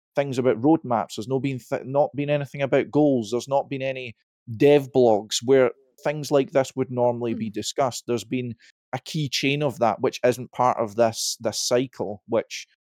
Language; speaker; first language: English; native; English